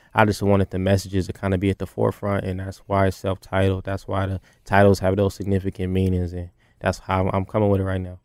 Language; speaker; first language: English; native; English